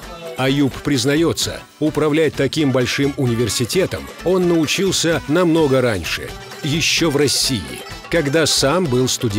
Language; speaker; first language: Russian; native; Russian